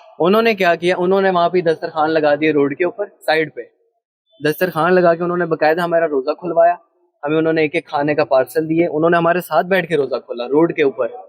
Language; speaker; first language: Urdu; early bilingual, heritage; Urdu